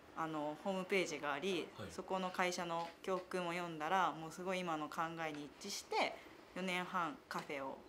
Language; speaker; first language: Japanese; native; Japanese